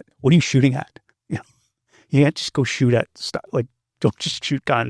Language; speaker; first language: English; native; English